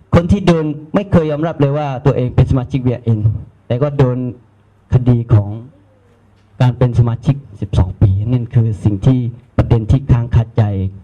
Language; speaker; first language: Thai; non-native, local second language; Malay